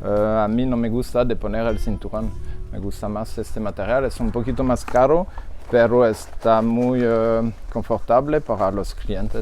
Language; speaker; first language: Spanish; non-native, learner; French